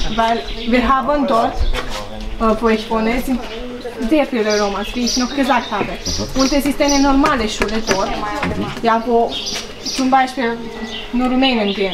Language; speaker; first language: German; non-native, fluent; Romanian